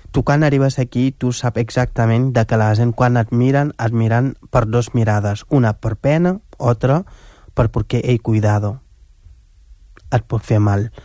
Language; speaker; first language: Catalan; non-native, local second language; Wolof